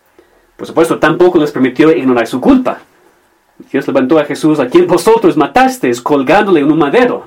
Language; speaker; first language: Spanish; non-native, fluent; English